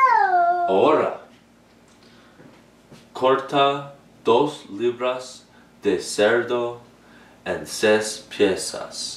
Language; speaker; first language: Spanish; non-native, learner; English